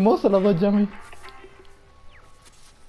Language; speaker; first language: Spanish; native; Spanish